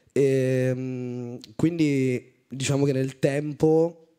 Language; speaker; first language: Italian; early bilingual, other home language; Amharic